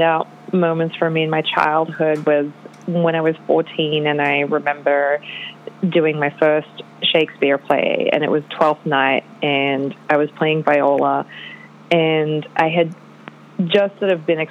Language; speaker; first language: English; non-native, local second language; Polish